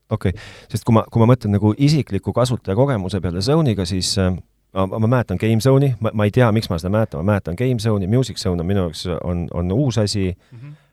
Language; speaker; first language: Estonian; native; Estonian